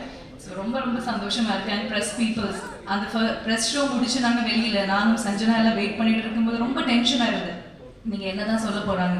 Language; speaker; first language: Tamil; non-native, local second language; Malayalam